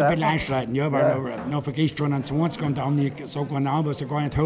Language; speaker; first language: German; native; German